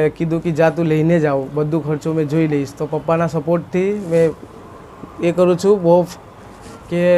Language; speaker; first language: Gujarati; non-native, local second language; Hindi